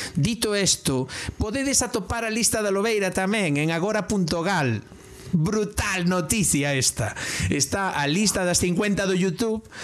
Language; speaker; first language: Galician; non-native, local second language; Spanish